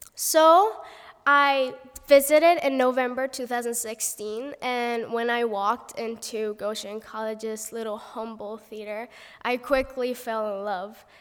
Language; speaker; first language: English; non-native, fluent; Spanish